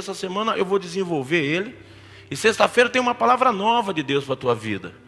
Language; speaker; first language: Portuguese; native; Portuguese